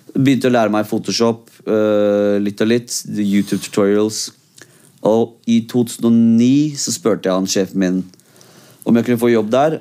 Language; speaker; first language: Norwegian; early bilingual, other home language; Kurdish